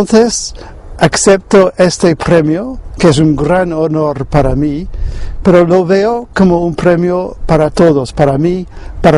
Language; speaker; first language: Spanish; non-native, fluent; English